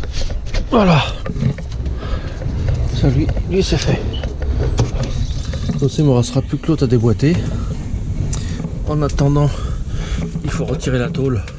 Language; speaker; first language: French; native; French